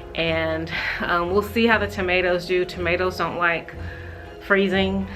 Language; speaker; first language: English; native; English